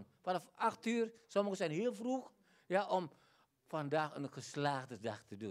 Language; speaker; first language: Dutch; non-native, fluent; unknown